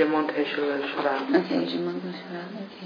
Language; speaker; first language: French; non-native, fluent; English